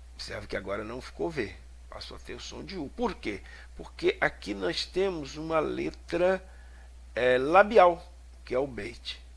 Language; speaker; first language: Portuguese; native; Portuguese